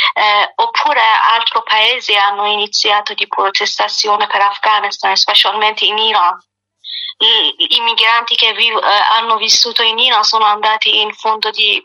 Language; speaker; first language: Italian; non-native, learner; Persian